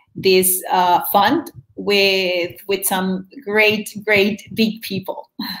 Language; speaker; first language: English; non-native, fluent; Spanish